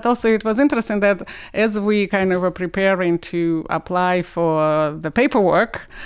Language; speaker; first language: English; non-native, fluent; Russian